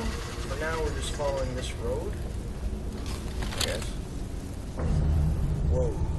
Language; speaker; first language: English; native; English